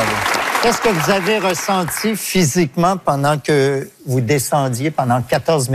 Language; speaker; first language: French; native; French